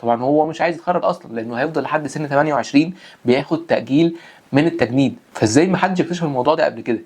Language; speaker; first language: Arabic; native; Arabic